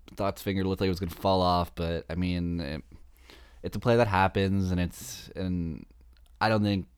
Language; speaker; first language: English; native; English